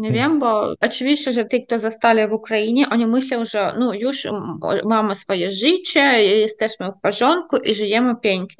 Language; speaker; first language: Polish; non-native, fluent; Ukrainian